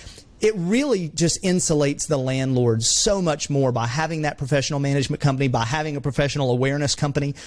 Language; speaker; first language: English; native; English